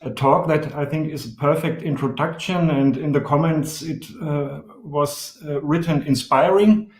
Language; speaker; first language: English; non-native, fluent; German